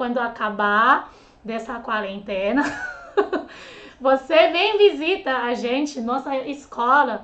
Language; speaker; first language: Portuguese; non-native, fluent; Chinese